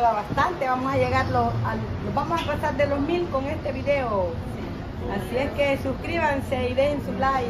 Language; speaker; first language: Spanish; native; Spanish